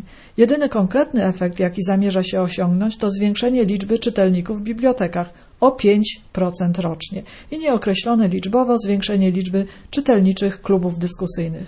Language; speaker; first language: Polish; native; Polish